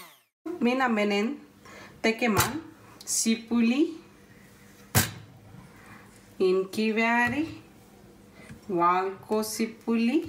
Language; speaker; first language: Finnish; non-native, learner; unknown